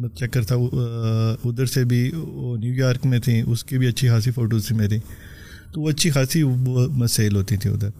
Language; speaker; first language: Urdu; non-native, local second language; Punjabi